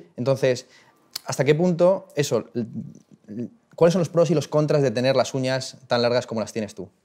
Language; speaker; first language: Spanish; native; Spanish